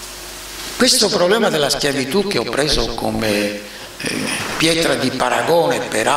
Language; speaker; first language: Italian; native; Italian